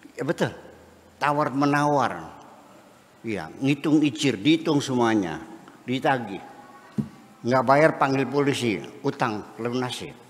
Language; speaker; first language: Indonesian; non-native, local second language; Javanese